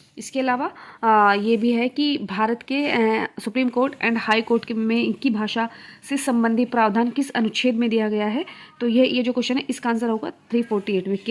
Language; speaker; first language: Hindi; native; Hindi